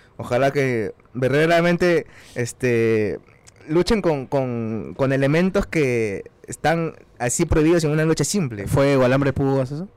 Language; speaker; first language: Spanish; native; Spanish